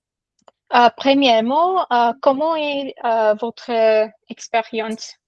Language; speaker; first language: French; non-native, learner; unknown